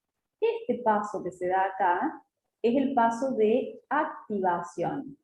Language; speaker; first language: Spanish; native; Spanish